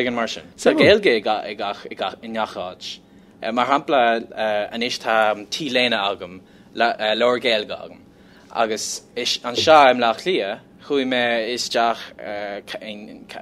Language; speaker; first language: Irish; non-native, learner; English